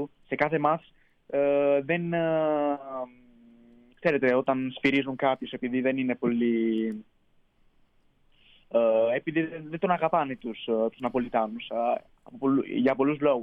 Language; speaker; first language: Greek; early bilingual, heritage; Greek